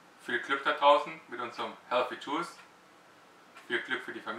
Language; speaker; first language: German; native; German